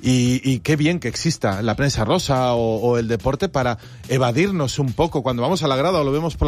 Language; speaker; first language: Spanish; native; Spanish